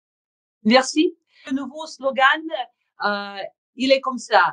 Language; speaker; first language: French; non-native, fluent; Russian